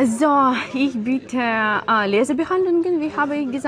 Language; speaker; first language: German; non-native, learner; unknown